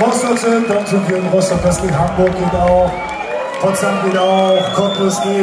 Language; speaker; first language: German; native; German